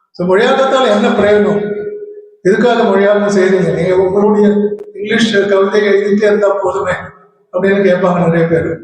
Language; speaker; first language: Tamil; non-native, local second language; Malayalam